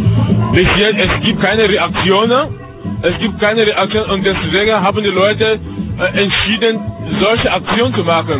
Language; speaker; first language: German; non-native, learner; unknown